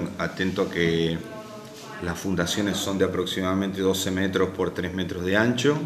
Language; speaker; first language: Spanish; native; Spanish